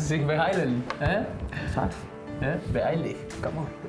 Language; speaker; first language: German; non-native, learner; Spanish